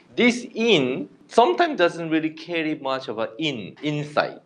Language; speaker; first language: English; non-native, fluent; Korean